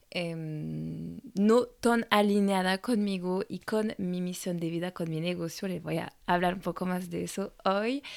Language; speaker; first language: Spanish; non-native, fluent; French